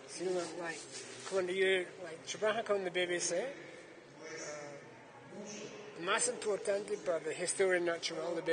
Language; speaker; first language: Spanish; non-native, learner; English